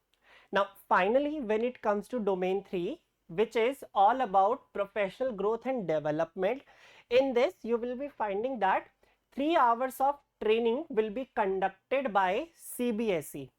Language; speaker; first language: English; non-native, local second language; Hindi